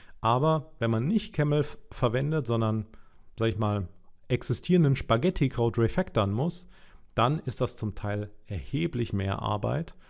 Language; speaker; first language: German; native; German